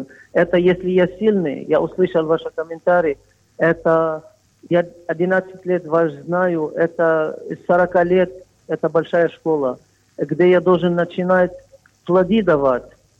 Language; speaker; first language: Russian; non-native, fluent; Arabic